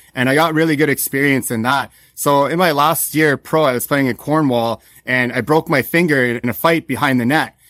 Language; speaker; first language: English; native; English